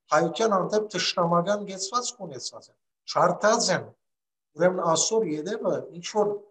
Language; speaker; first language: Armenian; early bilingual, other home language; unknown